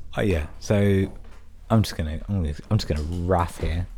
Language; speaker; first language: English; native; English